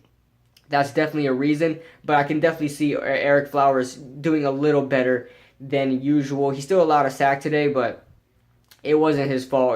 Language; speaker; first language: English; native; English